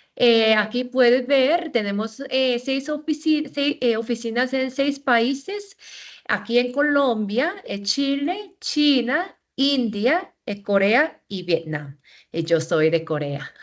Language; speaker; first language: Spanish; non-native, fluent; Korean